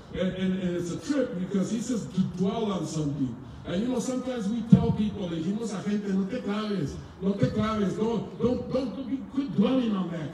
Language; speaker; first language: English; early bilingual, other home language; Spanish